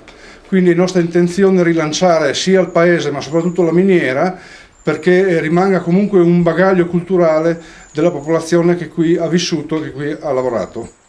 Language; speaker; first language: Italian; native; Italian